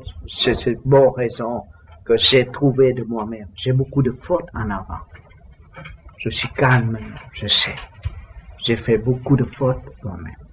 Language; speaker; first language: French; non-native, learner; Vietnamese